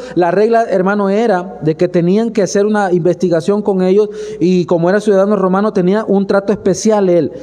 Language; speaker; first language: Spanish; native; Spanish